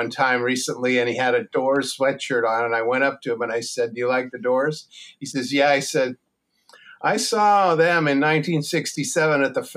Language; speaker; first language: English; native; English